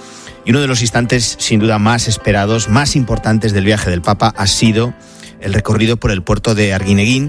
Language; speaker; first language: Spanish; native; Spanish